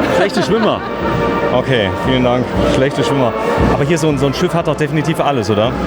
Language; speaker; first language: German; native; German